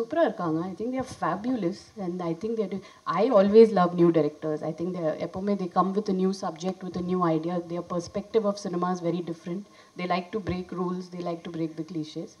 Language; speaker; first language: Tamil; non-native, fluent; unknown